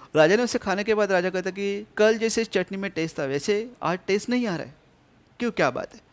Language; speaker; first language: Hindi; non-native, local second language; Marathi